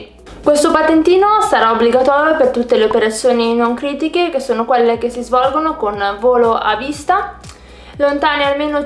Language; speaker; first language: Italian; native; Italian